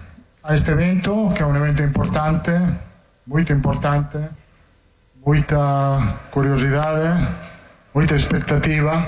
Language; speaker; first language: Portuguese; non-native, fluent; Italian